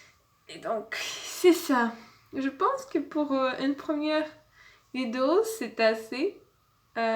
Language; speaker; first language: French; non-native, learner; Russian